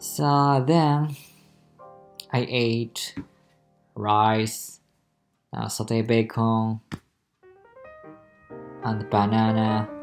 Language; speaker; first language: English; non-native, learner; Japanese